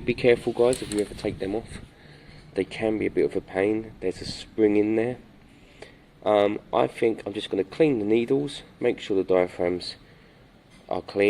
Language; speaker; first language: English; native; English